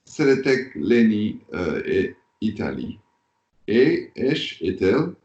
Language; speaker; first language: Hungarian; non-native, learner; French